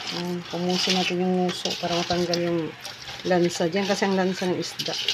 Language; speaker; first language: Filipino; non-native, local second language; Cebuano